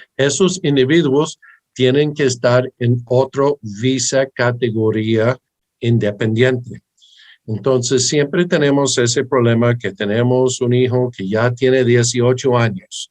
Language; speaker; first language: Spanish; early bilingual, heritage; English